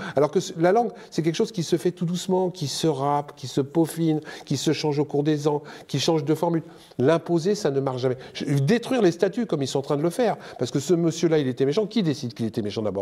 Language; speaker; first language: French; native; French